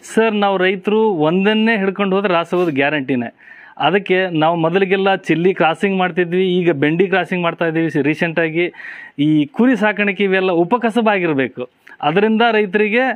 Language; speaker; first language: Kannada; native; Kannada